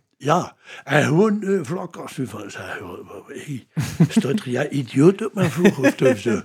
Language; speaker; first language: Dutch; native; Dutch